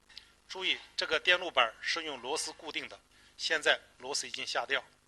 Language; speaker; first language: Chinese; native; Chinese